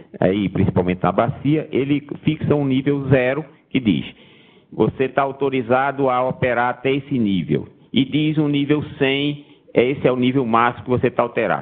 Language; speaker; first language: Portuguese; native; Portuguese